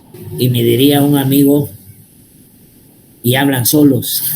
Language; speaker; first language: Spanish; native; Spanish